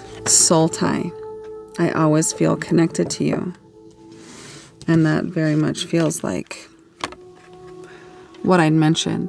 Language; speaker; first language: English; native; English